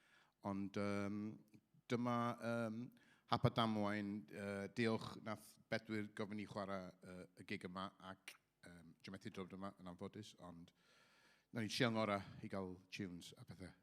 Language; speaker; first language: Welsh; native; Welsh